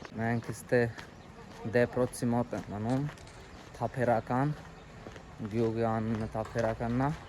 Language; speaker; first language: Armenian; non-native, learner; Hindi